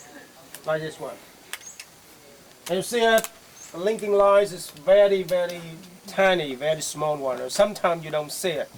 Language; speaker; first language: English; non-native, fluent; Vietnamese